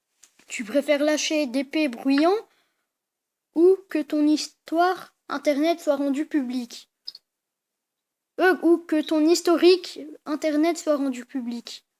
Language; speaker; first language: French; native; French